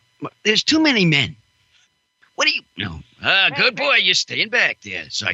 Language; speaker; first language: English; non-native, fluent; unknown